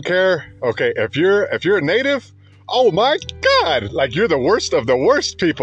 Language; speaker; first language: English; native; English